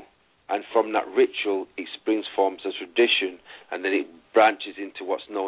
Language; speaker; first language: English; native; English